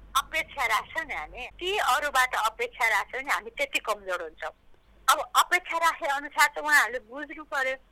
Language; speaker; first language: Nepali; native; Nepali